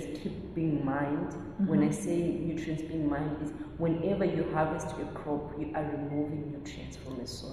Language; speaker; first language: English; non-native, local second language; Shona